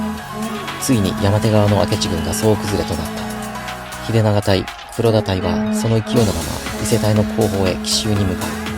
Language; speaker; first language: Japanese; native; Japanese